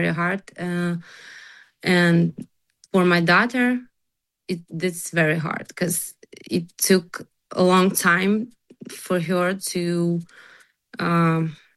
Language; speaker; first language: English; non-native, learner; Ukrainian